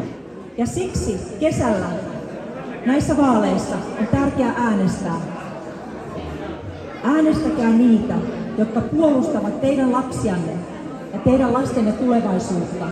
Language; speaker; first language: Finnish; early bilingual, other home language; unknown